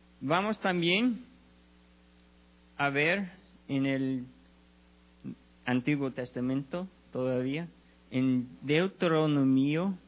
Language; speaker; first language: Spanish; non-native, learner; English